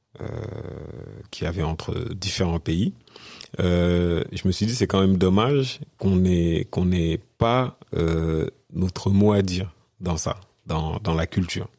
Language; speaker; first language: French; early bilingual, other home language; Wolof